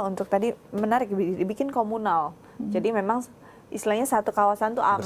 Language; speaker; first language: Indonesian; native; Indonesian